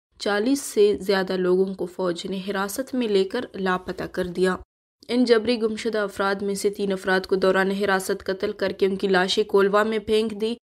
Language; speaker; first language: Urdu; non-native, local second language; Baluchi